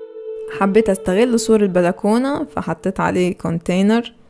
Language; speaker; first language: Arabic; native; Arabic